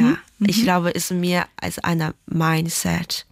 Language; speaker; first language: German; non-native, learner; Chinese